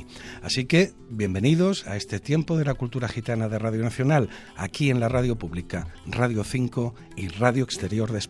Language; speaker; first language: Spanish; native; Spanish